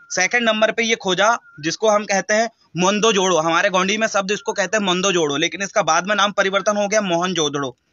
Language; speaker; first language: Hindi; native; Hindi